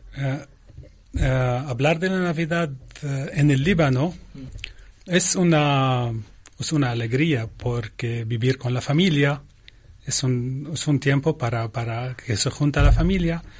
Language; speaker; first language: Spanish; non-native, learner; Arabic